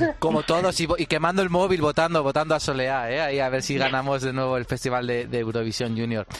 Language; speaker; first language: Spanish; native; Spanish